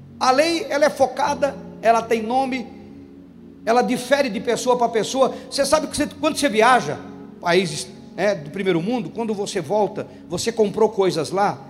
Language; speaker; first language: Portuguese; native; Portuguese